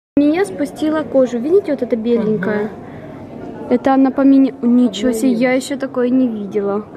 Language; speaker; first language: Russian; native; Russian